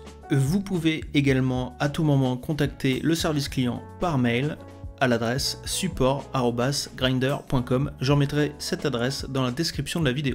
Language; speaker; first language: French; native; French